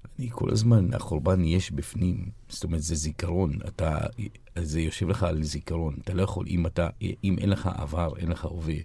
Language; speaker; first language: Hebrew; non-native, local second language; Arabic